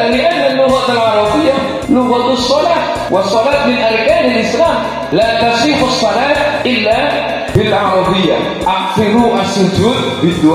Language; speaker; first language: Arabic; non-native, fluent; Indonesian